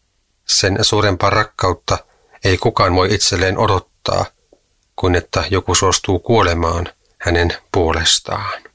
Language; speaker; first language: Finnish; native; Finnish